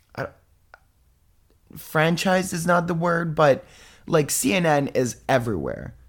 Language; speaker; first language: English; non-native, fluent; Italian